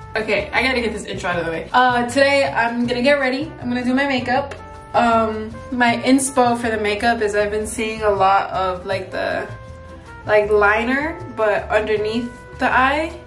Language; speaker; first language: English; early bilingual, other home language; Spanish